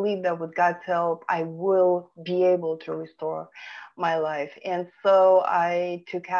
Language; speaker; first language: English; non-native, fluent; Lithuanian